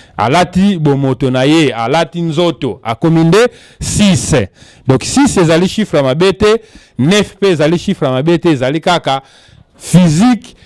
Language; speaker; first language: Lingala; non-native, local second language; Kongo